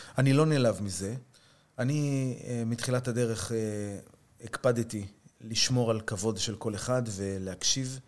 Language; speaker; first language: Hebrew; native; Hebrew